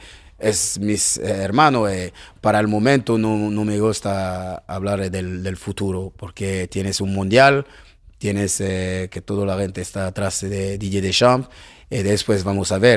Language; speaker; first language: Spanish; non-native, learner; French